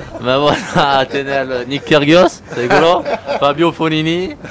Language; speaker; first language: Spanish; non-native, learner; French